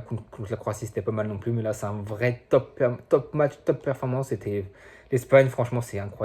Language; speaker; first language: French; native; French